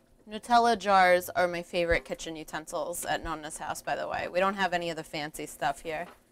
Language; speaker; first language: English; early bilingual, other home language; Italian